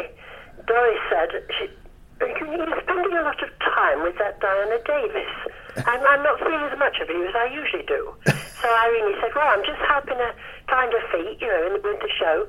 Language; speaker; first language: English; native; English